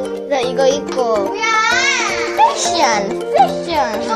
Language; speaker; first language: Korean; native; Korean